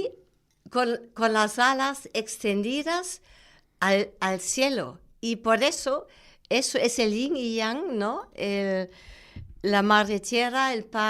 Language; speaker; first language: Spanish; non-native, fluent; German